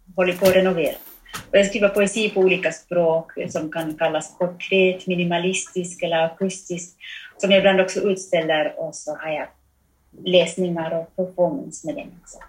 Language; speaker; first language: Swedish; early bilingual, heritage; German